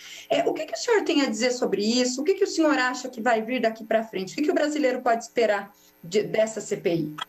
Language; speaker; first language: Portuguese; native; Portuguese